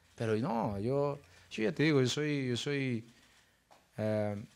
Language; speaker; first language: Spanish; non-native, fluent; Portuguese